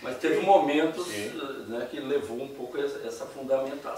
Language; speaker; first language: Portuguese; native; Portuguese